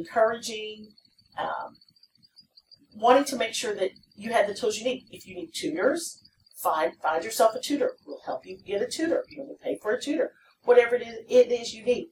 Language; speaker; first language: English; native; English